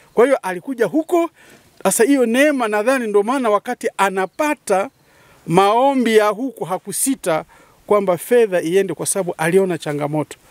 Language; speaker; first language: Swahili; native; Swahili